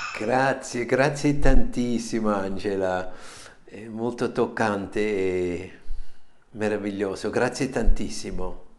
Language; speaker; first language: Italian; non-native, fluent; German